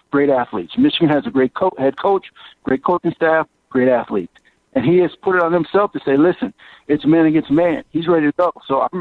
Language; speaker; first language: English; native; English